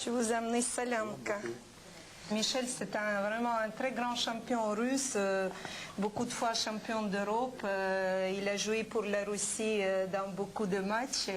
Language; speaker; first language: French; non-native, fluent; Ukrainian